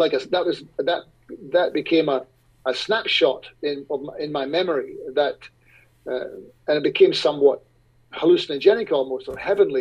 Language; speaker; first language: English; native; English